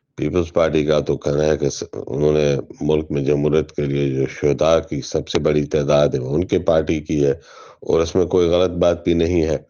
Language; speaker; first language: Urdu; non-native, local second language; Sindhi